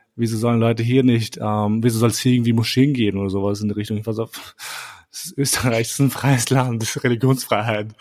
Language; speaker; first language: German; early bilingual, other home language; Albanian